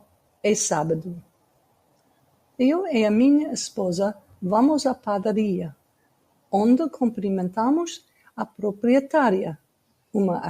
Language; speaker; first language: Portuguese; non-native, learner; English